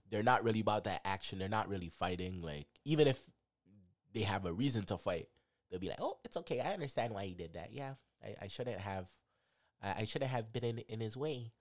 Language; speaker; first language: English; native; English